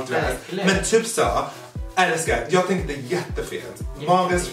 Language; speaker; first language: Swedish; non-native, fluent; English